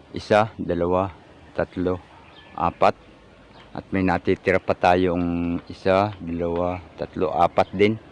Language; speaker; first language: Filipino; native; Filipino